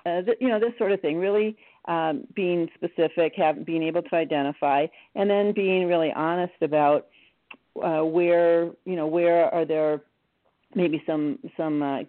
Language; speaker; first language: English; native; English